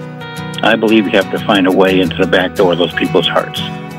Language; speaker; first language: English; native; English